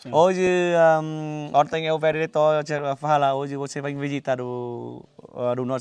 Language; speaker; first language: Portuguese; non-native, learner; Vietnamese